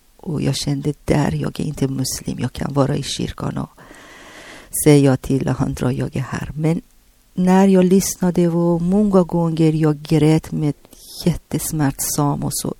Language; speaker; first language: Swedish; non-native, learner; Persian